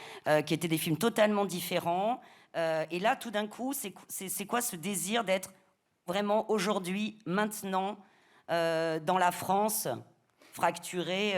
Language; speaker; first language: French; native; French